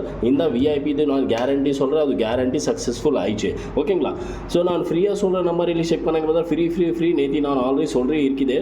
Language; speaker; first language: Tamil; non-native, local second language; Kannada